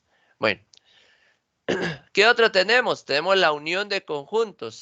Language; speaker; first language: Spanish; native; Spanish